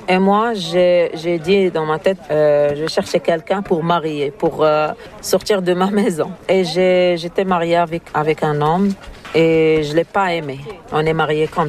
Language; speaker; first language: French; non-native, learner; Arabic